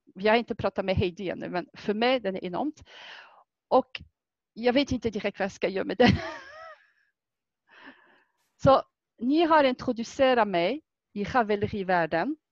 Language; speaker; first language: Swedish; non-native, fluent; French